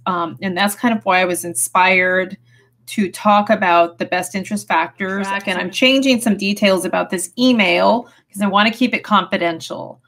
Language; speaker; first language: English; native; English